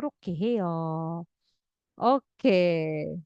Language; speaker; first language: Korean; non-native, fluent; Indonesian